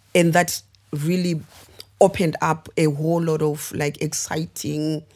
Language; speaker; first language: English; non-native, local second language; Shona